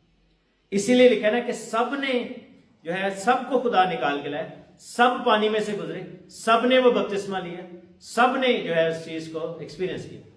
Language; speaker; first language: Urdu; non-native, local second language; Punjabi